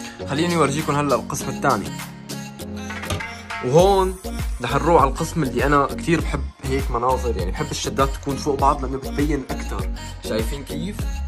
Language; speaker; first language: Arabic; native; Arabic